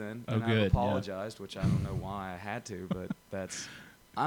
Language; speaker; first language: English; native; English